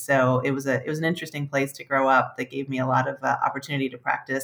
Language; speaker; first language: English; native; English